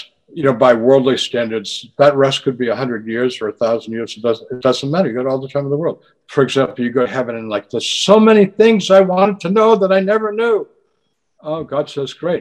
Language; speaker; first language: English; native; English